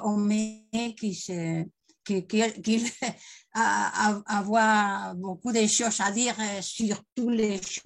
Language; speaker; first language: French; non-native, learner; Spanish